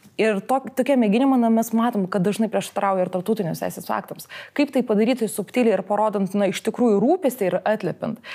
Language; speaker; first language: Lithuanian; non-native, local second language; Polish